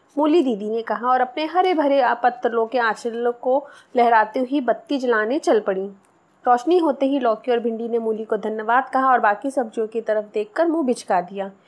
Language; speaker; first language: Hindi; non-native, local second language; Marathi